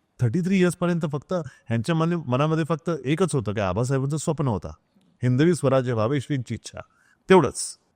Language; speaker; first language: Marathi; non-native, local second language; Hindi